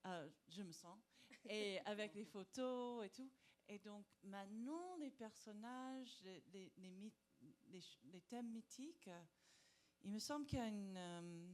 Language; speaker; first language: French; non-native, learner; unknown